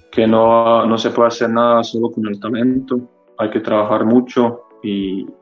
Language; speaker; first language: Spanish; early bilingual, other home language; Croatian